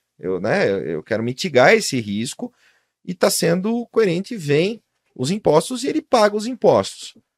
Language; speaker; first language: Portuguese; native; Portuguese